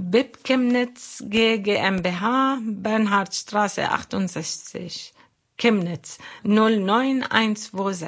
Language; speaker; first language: German; non-native, learner; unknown